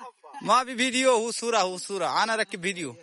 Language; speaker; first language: Arabic; non-native, learner; Bangla